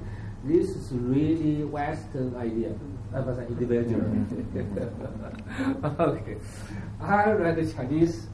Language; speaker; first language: English; non-native, learner; Chinese